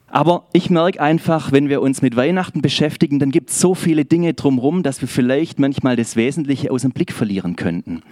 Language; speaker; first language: German; native; German